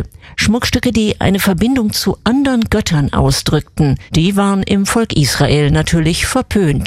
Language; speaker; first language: German; native; German